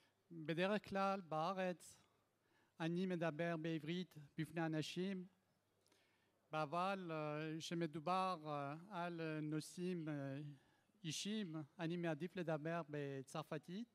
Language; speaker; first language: Hebrew; non-native, fluent; French